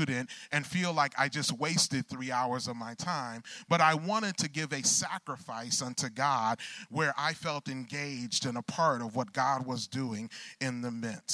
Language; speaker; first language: English; native; English